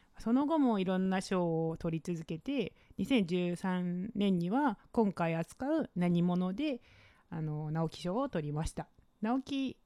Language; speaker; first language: Japanese; non-native, fluent; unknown